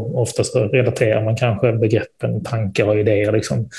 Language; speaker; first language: Swedish; native; Swedish